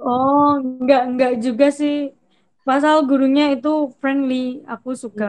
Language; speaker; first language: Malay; non-native, local second language; Javanese